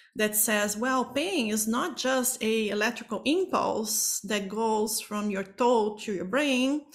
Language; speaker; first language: English; non-native, fluent; Portuguese